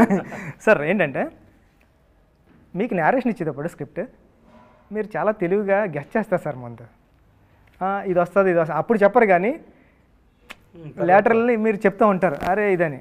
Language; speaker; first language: Telugu; native; Telugu